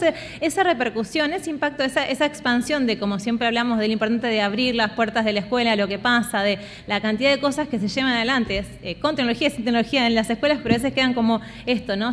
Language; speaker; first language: Spanish; native; Spanish